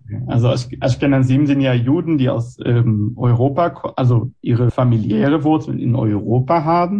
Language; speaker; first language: German; non-native, fluent; Hebrew